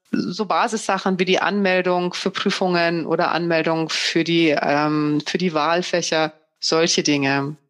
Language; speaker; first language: German; native; German